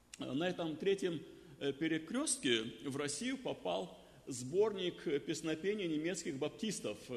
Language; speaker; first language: Russian; non-native, fluent; German